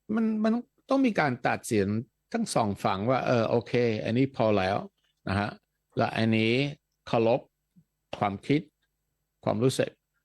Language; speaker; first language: Thai; non-native, fluent; Dutch